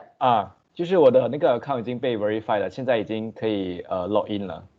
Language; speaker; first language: Chinese; early bilingual, heritage; Chinese